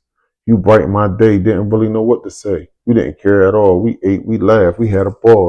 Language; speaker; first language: English; native; English